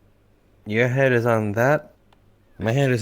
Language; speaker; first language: English; native; English